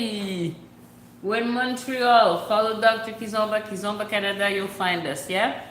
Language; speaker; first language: English; non-native, local second language; French